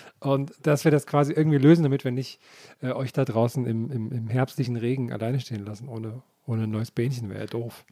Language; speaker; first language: German; native; German